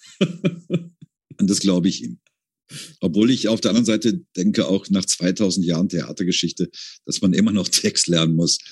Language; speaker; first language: German; native; German